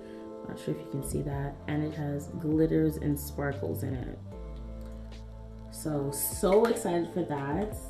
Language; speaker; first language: English; native; English